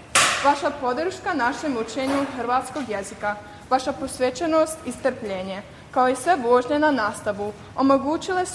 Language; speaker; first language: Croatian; early bilingual, heritage; Croatian